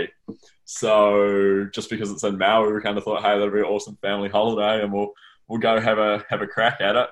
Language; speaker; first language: English; native; English